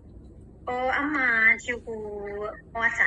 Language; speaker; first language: Cantonese; non-native, learner; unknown